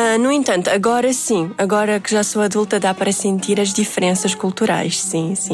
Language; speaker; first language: Portuguese; early bilingual, other home language; Uzbek